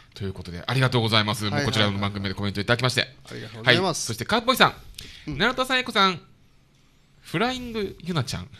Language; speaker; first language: Japanese; native; Japanese